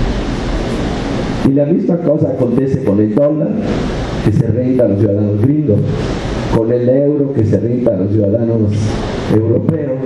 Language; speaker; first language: Spanish; non-native, fluent; Italian